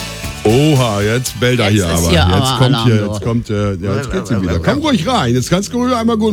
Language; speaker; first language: German; native; German